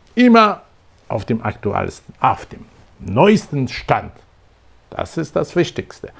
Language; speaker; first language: German; non-native, fluent; Polish